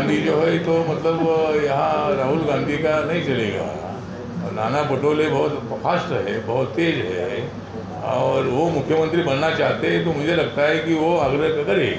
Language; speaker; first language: Hindi; non-native, local second language; Marathi